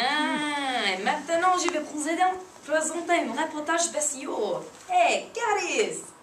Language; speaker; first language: French; non-native, learner; English